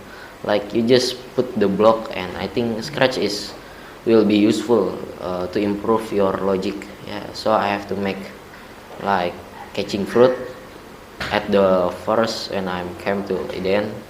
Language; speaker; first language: English; non-native, learner; Indonesian